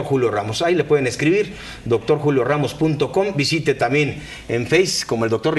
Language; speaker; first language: Spanish; native; Spanish